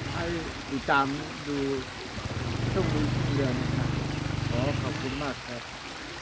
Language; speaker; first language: Thai; non-native, local second language; Hmong